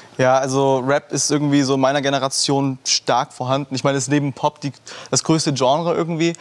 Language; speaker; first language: German; early bilingual, heritage; German